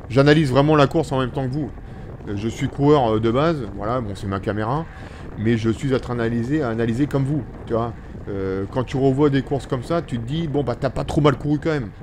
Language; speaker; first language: French; native; French